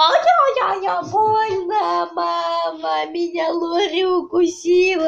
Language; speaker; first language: Russian; native; Russian